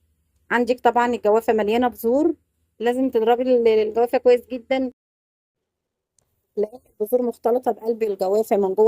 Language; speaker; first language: Arabic; native; Arabic